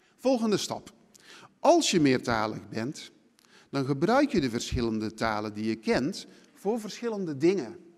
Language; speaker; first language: Dutch; native; Dutch